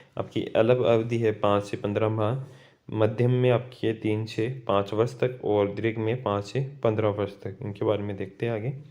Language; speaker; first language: Hindi; native; Hindi